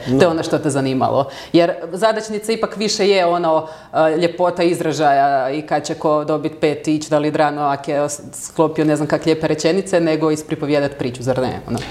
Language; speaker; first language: Serbian; native; Serbian